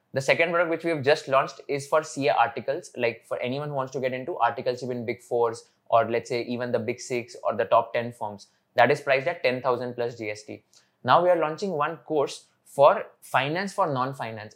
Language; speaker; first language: English; non-native, local second language; Hindi